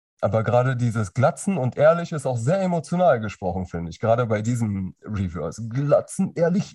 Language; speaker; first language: German; native; German